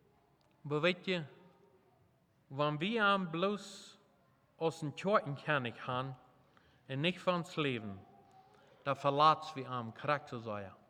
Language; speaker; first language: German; non-native, local second language; Plautdietsch